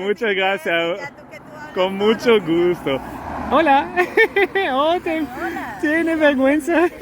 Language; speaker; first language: Spanish; non-native, learner; French